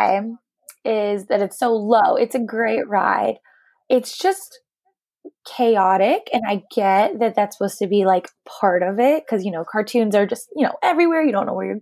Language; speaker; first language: English; native; English